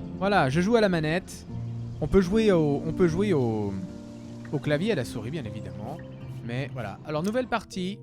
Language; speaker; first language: French; native; French